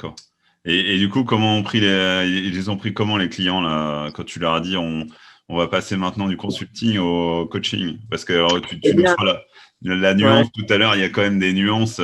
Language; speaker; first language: French; native; French